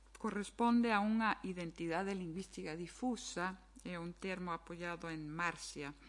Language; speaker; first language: Galician; non-native, fluent; German